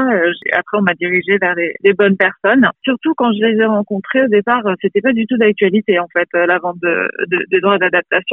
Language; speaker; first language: French; native; French